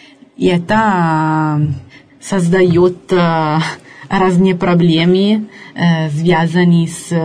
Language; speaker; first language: Russian; non-native, fluent; Italian